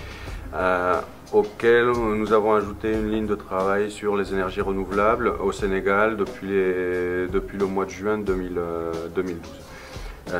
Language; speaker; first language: French; non-native, fluent; Spanish